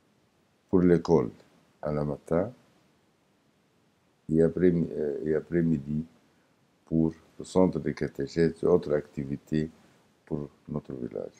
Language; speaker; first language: French; non-native, learner; Arabic